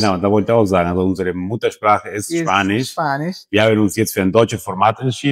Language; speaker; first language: German; non-native, fluent; Spanish